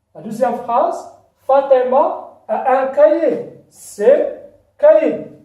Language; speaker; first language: French; non-native, local second language; Arabic